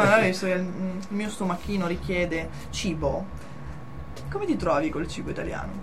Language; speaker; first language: Italian; native; Italian